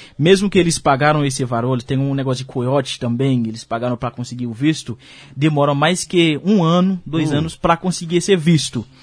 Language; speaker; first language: Portuguese; non-native, fluent; Haitian Creole